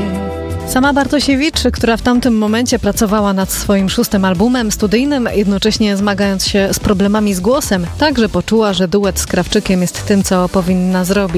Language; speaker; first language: Polish; native; Polish